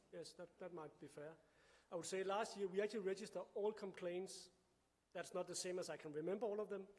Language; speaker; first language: English; non-native, fluent; Danish